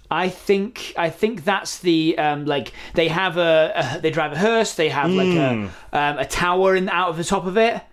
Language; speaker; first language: English; native; English